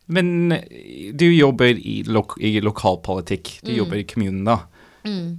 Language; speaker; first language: Norwegian; non-native, fluent; English